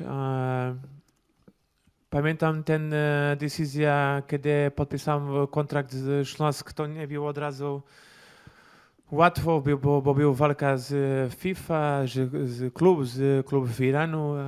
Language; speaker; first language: Polish; non-native, learner; Portuguese